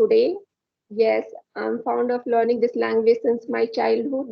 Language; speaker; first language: English; non-native, learner; Hindi